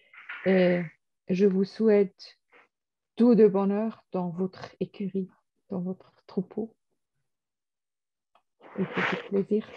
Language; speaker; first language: French; non-native, fluent; German